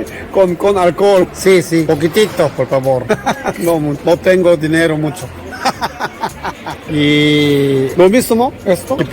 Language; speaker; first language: Spanish; non-native, learner; Korean